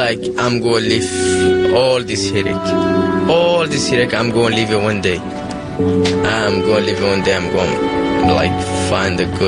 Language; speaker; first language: English; non-native, learner; Arabic